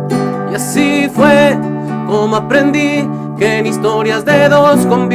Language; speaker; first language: Spanish; native; Spanish